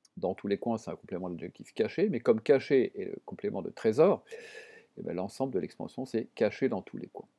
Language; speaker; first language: French; native; French